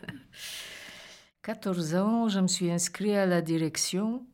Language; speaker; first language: French; non-native, fluent; Polish